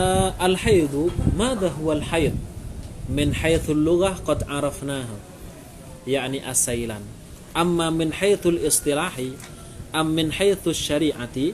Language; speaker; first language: Arabic; non-native, fluent; Indonesian